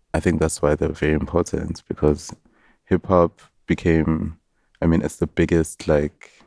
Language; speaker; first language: English; non-native, local second language; Zulu